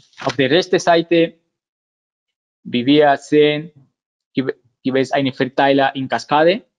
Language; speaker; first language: German; non-native, learner; Spanish